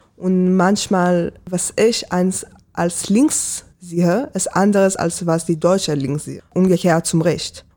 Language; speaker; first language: German; non-native, fluent; Hebrew